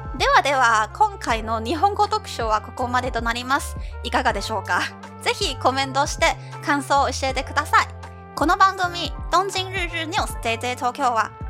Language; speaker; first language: Japanese; non-native, fluent; Chinese